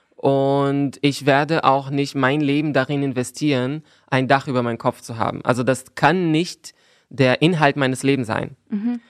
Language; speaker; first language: German; non-native, fluent; Portuguese